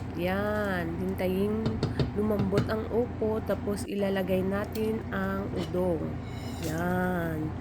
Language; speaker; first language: Filipino; non-native, local second language; Hiligaynon